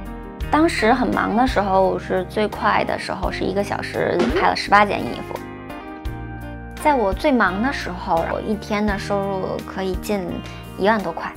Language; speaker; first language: Chinese; native; Chinese